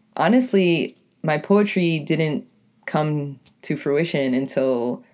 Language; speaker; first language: English; native; English